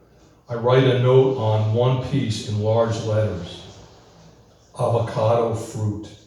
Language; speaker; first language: English; native; English